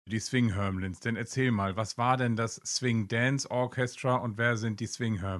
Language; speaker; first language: German; native; German